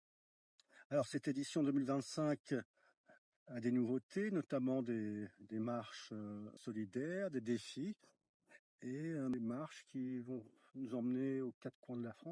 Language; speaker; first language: French; native; French